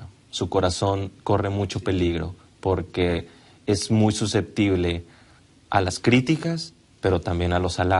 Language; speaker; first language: Spanish; native; Spanish